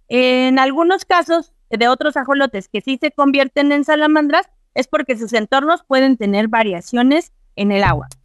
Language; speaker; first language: Spanish; native; Spanish